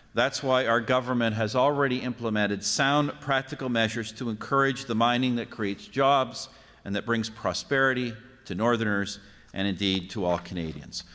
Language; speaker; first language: English; native; English